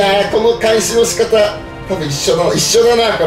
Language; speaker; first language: Japanese; native; Japanese